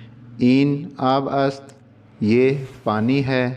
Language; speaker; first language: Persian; non-native, fluent; Urdu